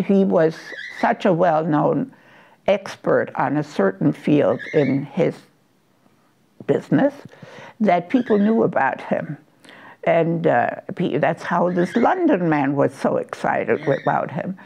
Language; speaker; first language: English; non-native, fluent; German